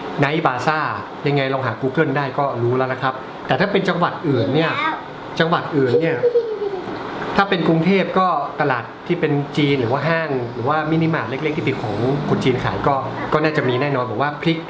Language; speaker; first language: Thai; native; Thai